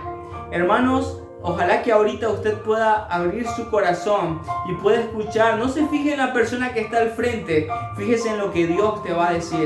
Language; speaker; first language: Spanish; native; Spanish